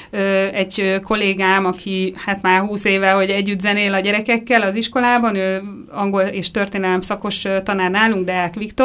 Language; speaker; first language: Hungarian; native; Hungarian